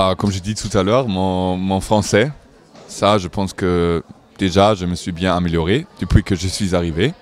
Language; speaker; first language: French; non-native, fluent; German